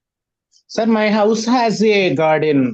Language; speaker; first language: English; non-native, learner; Telugu